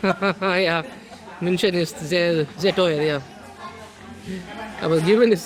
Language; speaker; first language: German; non-native, learner; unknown